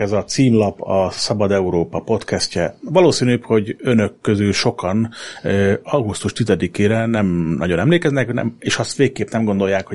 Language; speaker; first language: Hungarian; native; Hungarian